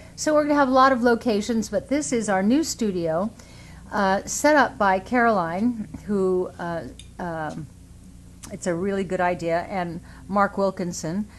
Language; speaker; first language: English; native; English